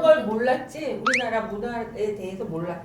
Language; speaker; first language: Korean; native; Korean